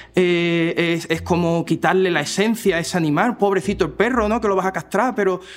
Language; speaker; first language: Spanish; native; Spanish